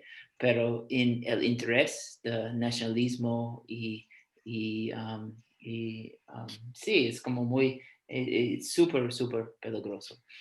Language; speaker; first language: Spanish; non-native, fluent; English